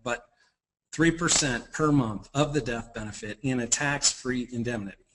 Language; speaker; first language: English; native; English